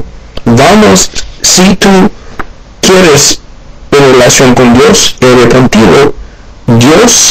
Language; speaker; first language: Spanish; non-native, learner; Haitian Creole